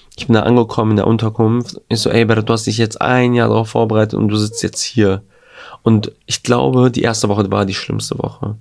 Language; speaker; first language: German; early bilingual, other home language; Albanian